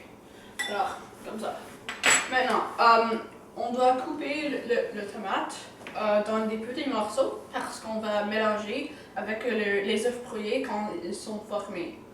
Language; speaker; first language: French; non-native, learner; English